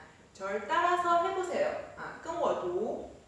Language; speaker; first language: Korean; non-native, fluent; Chinese